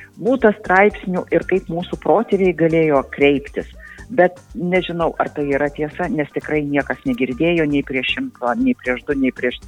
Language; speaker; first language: Lithuanian; native; Lithuanian